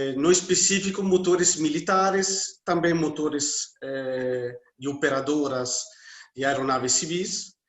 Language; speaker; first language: Portuguese; non-native, fluent; Italian